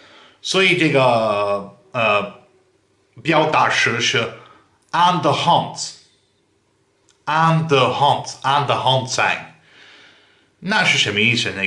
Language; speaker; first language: Chinese; non-native, fluent; Dutch